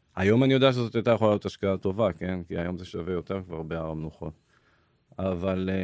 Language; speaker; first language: Hebrew; native; Hebrew